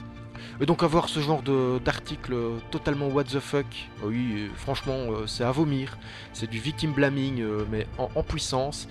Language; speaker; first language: French; native; French